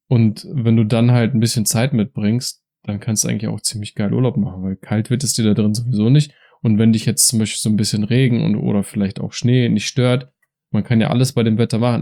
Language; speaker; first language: German; native; German